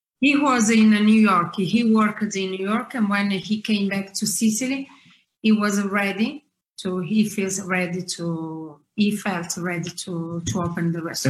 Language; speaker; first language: English; non-native, fluent; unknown